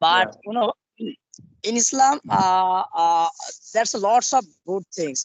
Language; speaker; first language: English; non-native, learner; Bangla